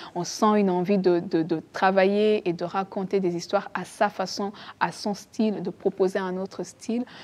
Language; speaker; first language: French; non-native, local second language; Kinyarwanda